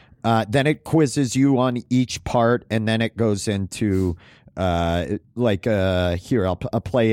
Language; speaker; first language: English; native; English